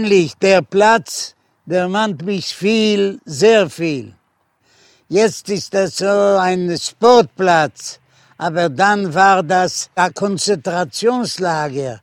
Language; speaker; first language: German; non-native, fluent; Yiddish